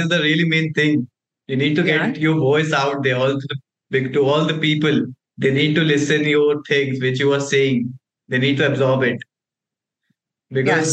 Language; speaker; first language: English; non-native, local second language; Hindi